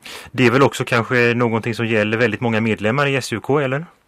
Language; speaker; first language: Swedish; native; Swedish